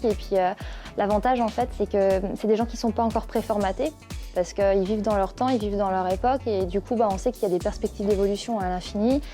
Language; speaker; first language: French; native; French